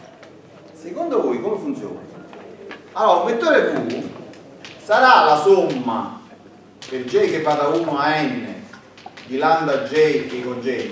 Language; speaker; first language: Italian; native; Italian